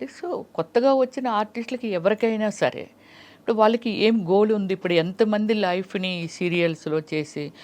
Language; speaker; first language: Telugu; native; Telugu